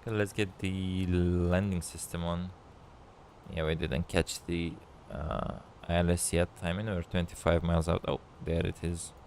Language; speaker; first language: English; non-native, fluent; Romanian